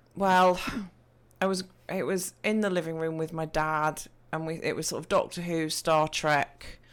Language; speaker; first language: English; native; English